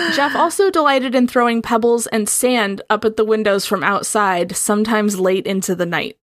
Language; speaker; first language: English; native; English